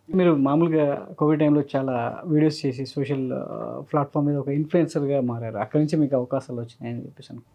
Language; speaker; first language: Telugu; native; Telugu